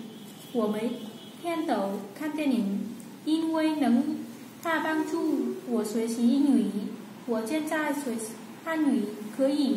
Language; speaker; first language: Chinese; non-native, learner; Vietnamese